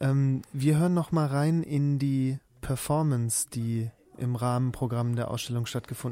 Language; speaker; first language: German; native; German